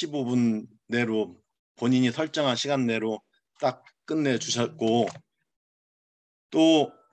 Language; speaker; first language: Korean; native; Korean